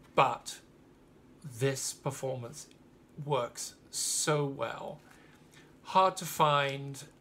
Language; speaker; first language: English; native; English